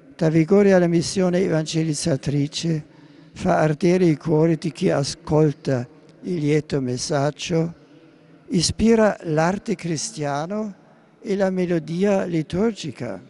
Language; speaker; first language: Italian; non-native, fluent; German